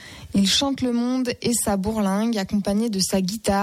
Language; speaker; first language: French; native; French